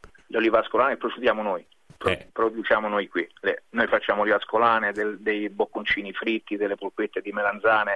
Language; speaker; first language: Italian; native; Italian